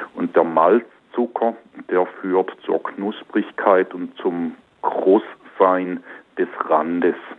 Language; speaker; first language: German; native; German